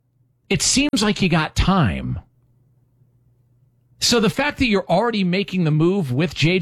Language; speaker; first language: English; native; English